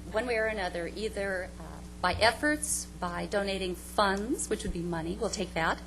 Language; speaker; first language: English; native; English